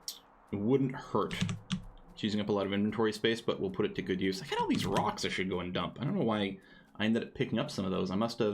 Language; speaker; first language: English; native; English